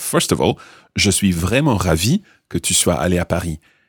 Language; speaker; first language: French; non-native, fluent; English